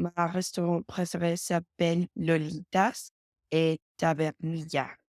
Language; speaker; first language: French; non-native, learner; English